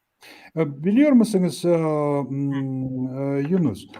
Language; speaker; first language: Turkish; non-native, learner; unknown